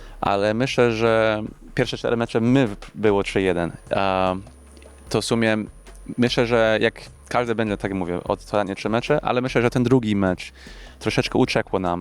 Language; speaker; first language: Polish; early bilingual, heritage; English